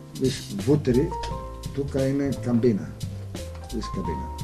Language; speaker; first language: Bulgarian; non-native, learner; Greek